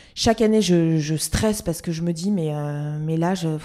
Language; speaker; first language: French; native; French